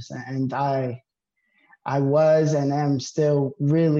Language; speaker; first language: English; native; English